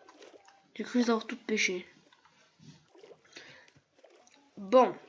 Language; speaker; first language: French; native; French